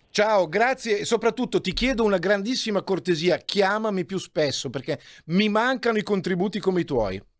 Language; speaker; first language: Italian; native; Italian